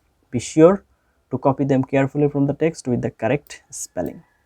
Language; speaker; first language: English; non-native, local second language; Bangla